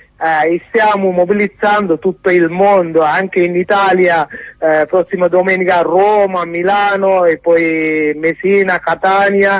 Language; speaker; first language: Italian; non-native, learner; Sinhala